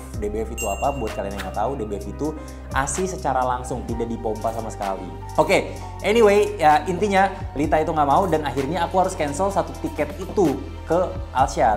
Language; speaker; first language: Indonesian; native; Indonesian